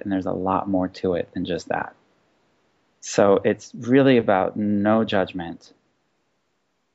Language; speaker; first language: English; non-native, fluent; Hebrew